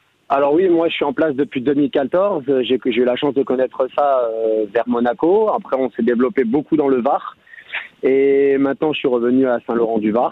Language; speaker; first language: French; native; French